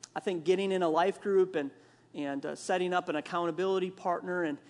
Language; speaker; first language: English; native; English